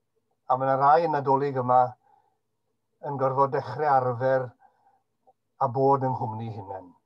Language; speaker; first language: Welsh; native; Welsh